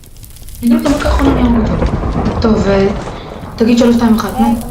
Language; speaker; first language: Hebrew; native; Hebrew